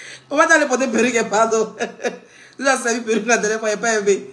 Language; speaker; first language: French; non-native, local second language; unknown